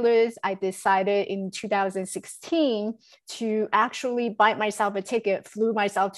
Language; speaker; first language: English; non-native, fluent; Chinese